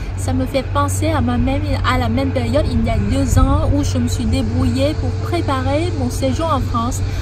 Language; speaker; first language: French; non-native, fluent; Vietnamese